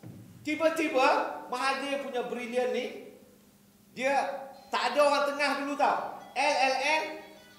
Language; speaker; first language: Malay; native; Malay